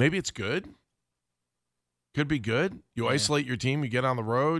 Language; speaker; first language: English; native; English